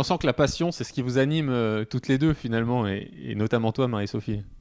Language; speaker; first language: French; native; French